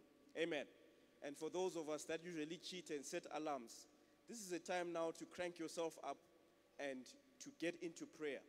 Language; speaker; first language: English; non-native, local second language; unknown